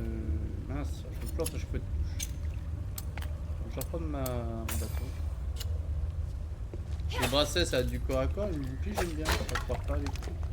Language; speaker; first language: French; native; French